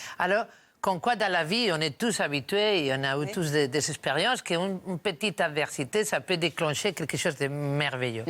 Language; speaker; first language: French; non-native, fluent; Spanish